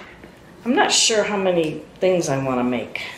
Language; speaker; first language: English; native; English